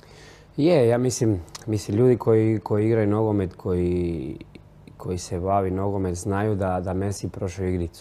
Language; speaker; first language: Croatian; non-native, fluent; Spanish